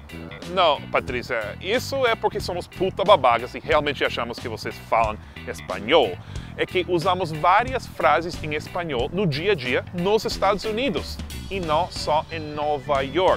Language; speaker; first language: Portuguese; non-native, fluent; English